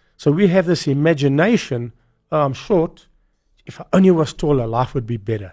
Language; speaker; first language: English; native; English